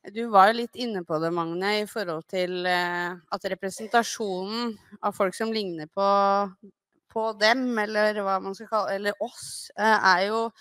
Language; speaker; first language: Norwegian; native; Norwegian